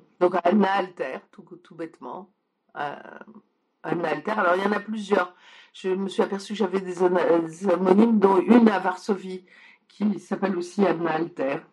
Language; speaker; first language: French; early bilingual, other home language; Polish